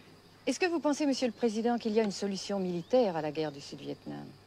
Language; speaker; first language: French; native; French